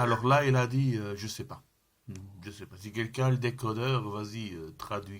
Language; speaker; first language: French; native; French